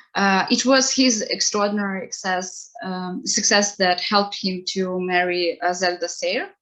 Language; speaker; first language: English; non-native, fluent; Ukrainian